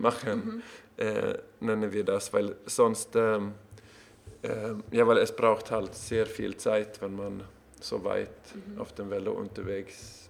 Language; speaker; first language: German; non-native, learner; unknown